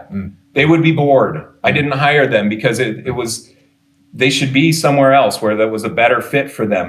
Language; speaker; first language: English; native; English